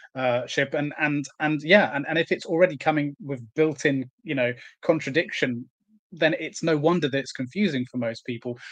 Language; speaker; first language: English; native; English